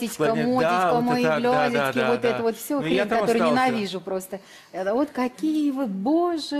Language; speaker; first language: Russian; native; Russian